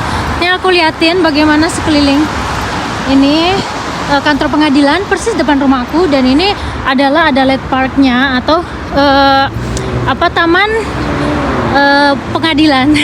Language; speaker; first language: Indonesian; native; Indonesian